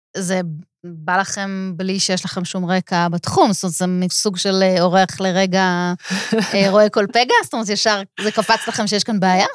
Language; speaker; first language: Hebrew; native; Hebrew